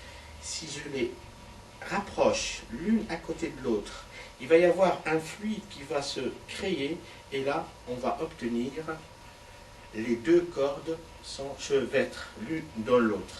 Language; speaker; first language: French; native; French